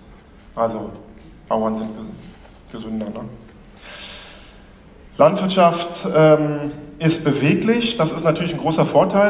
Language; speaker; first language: German; native; German